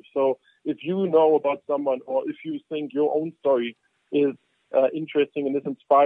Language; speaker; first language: English; non-native, fluent; German